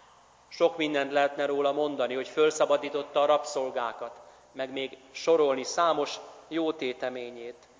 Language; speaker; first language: Hungarian; native; Hungarian